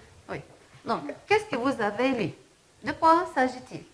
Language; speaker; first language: French; non-native, fluent; Arabic